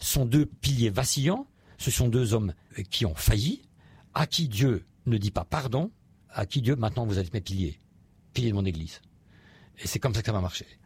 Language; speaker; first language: French; native; French